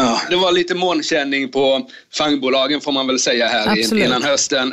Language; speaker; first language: Swedish; native; Swedish